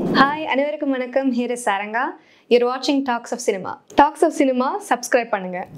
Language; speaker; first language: Tamil; early bilingual, heritage; Tamil